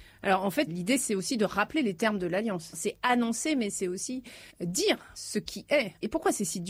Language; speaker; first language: French; native; French